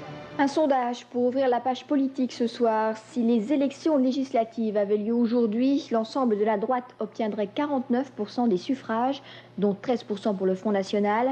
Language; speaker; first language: French; native; French